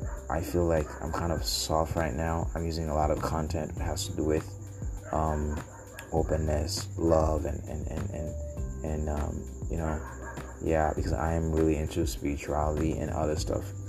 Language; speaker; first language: English; non-native, fluent; Haitian Creole